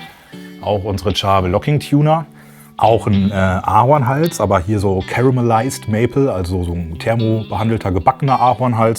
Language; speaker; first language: German; native; German